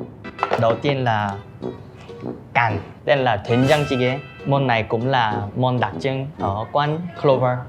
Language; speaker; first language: Vietnamese; non-native, learner; Korean